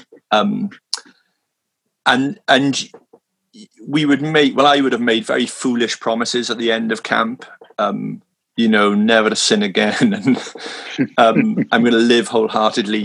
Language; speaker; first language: English; native; English